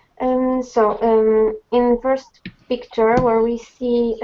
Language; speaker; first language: English; non-native, fluent; Polish